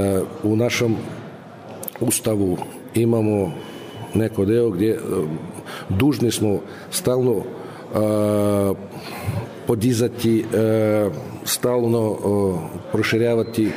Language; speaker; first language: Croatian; non-native, fluent; Russian